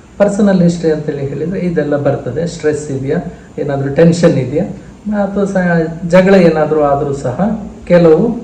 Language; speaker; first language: Kannada; native; Kannada